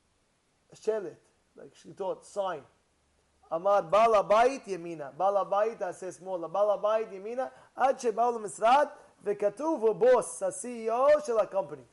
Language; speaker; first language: Hebrew; non-native, fluent; English